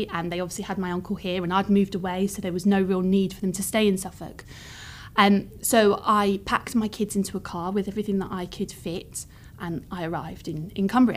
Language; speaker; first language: English; native; English